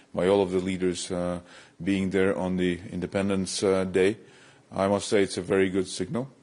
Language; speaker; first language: English; non-native, fluent; Latvian